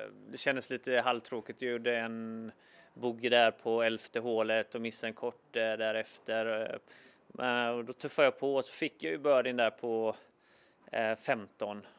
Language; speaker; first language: Swedish; native; Swedish